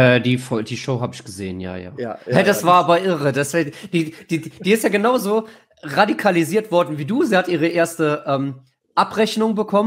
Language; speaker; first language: German; native; German